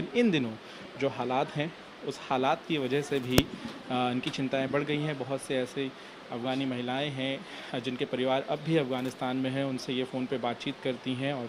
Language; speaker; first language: Hindi; native; Hindi